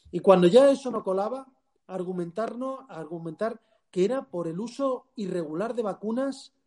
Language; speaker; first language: Spanish; native; Spanish